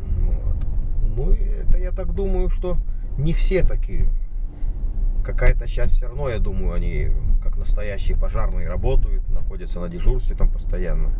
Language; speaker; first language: Russian; native; Russian